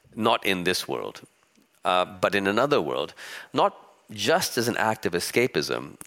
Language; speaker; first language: English; early bilingual, other home language; Urdu